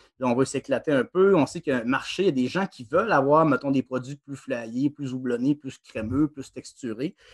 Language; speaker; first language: French; native; French